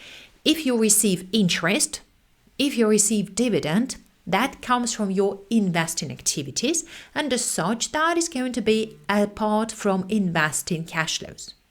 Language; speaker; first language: English; non-native, fluent; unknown